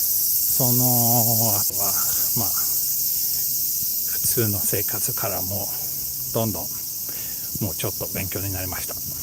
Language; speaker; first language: Japanese; non-native, learner; Swedish